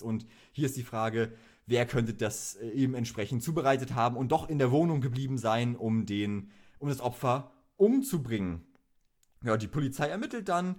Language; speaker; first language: German; native; German